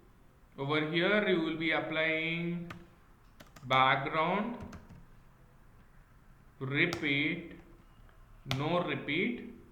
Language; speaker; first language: English; non-native, local second language; Kannada